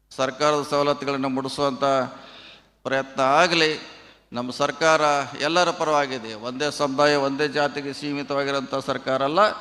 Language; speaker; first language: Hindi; non-native, local second language; Kannada